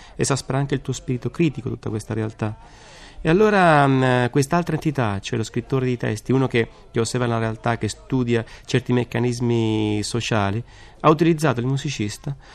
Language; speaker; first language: Italian; native; Italian